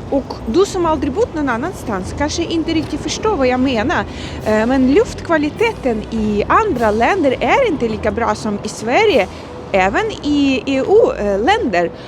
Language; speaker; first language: Swedish; non-native, fluent; Ukrainian